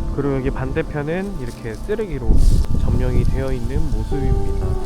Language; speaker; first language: Korean; native; Korean